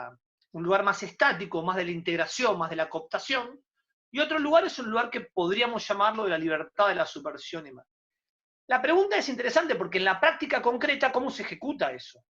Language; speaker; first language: Spanish; native; Spanish